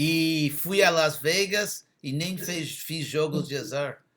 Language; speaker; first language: Portuguese; non-native, fluent; English